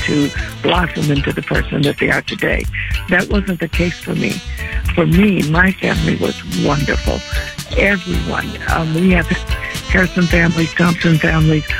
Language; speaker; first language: English; native; English